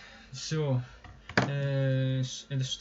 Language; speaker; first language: Russian; non-native, learner; Chinese